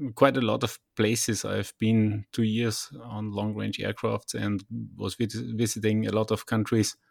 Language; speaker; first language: English; non-native, fluent; German